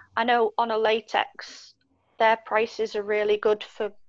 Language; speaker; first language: English; native; English